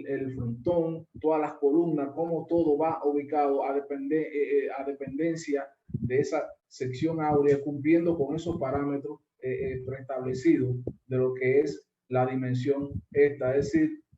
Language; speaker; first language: Spanish; native; Spanish